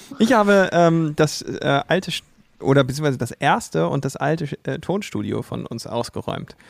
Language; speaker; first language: German; native; German